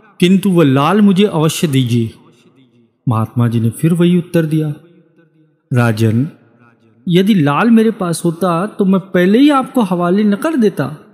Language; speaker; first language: Hindi; native; Hindi